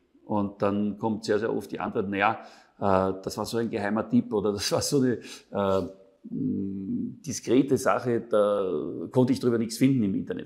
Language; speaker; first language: German; native; German